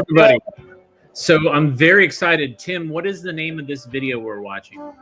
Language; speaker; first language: English; native; English